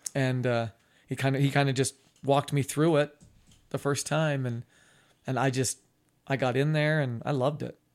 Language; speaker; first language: English; native; English